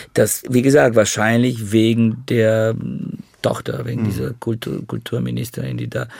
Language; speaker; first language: German; non-native, fluent; Bulgarian